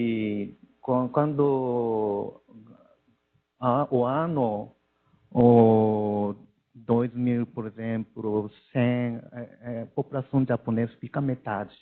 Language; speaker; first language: Portuguese; non-native, learner; Japanese